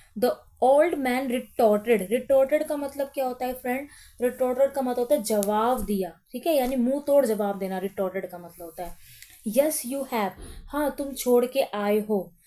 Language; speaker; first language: Hindi; native; Hindi